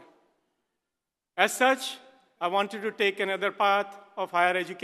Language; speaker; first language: English; non-native, local second language; Hindi